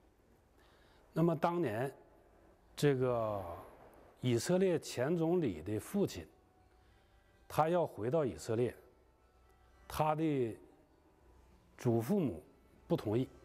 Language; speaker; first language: Chinese; native; Chinese